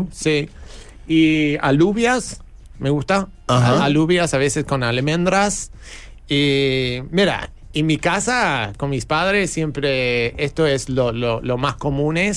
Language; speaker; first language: Spanish; non-native, fluent; English